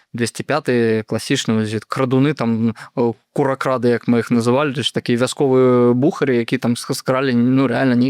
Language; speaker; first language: Belarusian; non-native, local second language; Russian